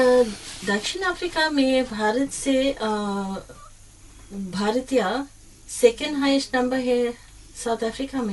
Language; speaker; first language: Hindi; early bilingual, heritage; English